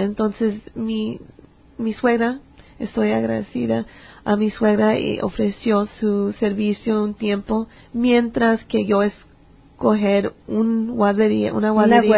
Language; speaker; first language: Spanish; early bilingual, heritage; English